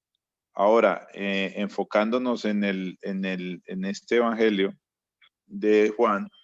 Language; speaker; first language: Spanish; native; Spanish